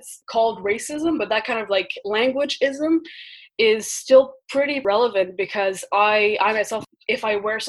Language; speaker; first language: English; early bilingual, other home language; French